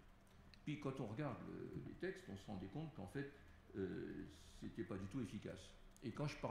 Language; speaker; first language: French; native; French